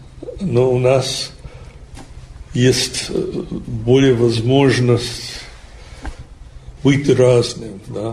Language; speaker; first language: Russian; non-native, fluent; English